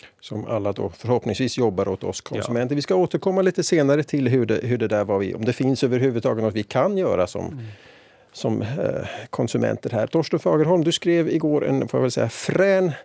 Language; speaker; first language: Swedish; native; Swedish